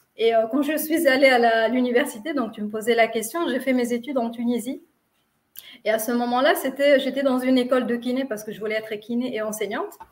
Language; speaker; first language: French; non-native, local second language; Arabic